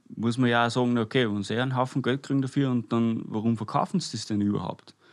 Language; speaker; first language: German; native; German